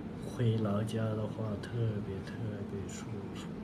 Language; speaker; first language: Chinese; non-native, local second language; Tibetan